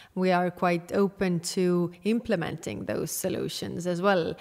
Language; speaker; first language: English; non-native, fluent; Estonian